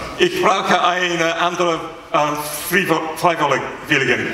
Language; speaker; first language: German; non-native, learner; English